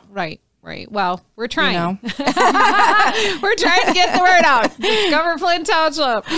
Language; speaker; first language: English; native; English